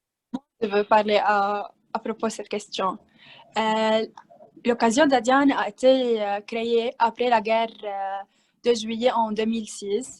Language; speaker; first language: French; non-native, learner; Arabic